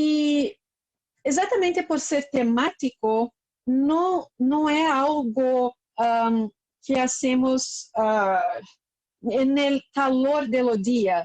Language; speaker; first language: Spanish; non-native, learner; Portuguese